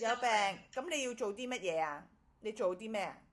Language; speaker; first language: Cantonese; native; Cantonese